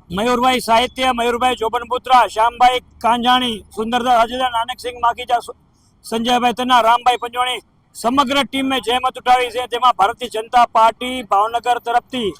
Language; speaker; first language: Gujarati; non-native, local second language; Sindhi